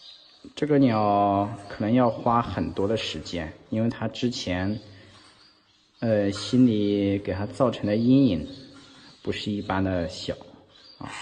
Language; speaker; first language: Chinese; native; Chinese